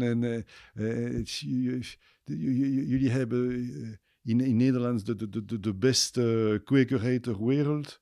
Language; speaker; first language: Dutch; non-native, fluent; French